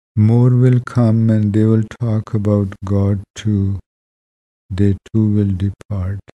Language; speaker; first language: English; non-native, local second language; Punjabi